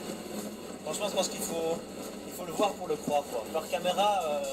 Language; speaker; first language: French; native; French